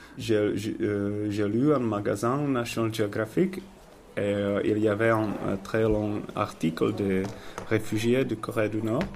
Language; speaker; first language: French; non-native, learner; Czech